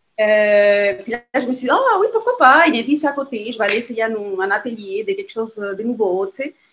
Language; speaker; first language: French; non-native, fluent; Spanish